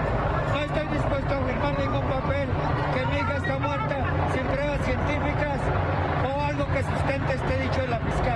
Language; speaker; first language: Spanish; native; Spanish